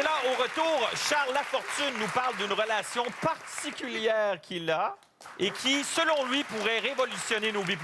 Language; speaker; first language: French; native; French